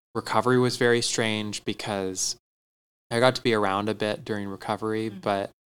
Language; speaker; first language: English; native; English